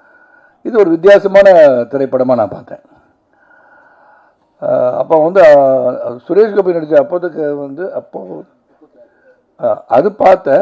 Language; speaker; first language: Tamil; native; Tamil